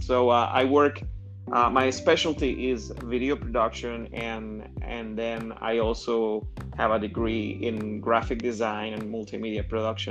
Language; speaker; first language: English; non-native, fluent; Spanish